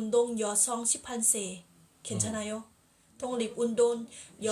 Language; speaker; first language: Korean; non-native, learner; Thai